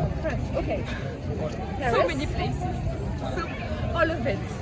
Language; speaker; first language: English; non-native, fluent; French